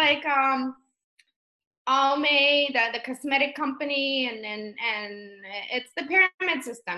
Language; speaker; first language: English; early bilingual, other home language; Russian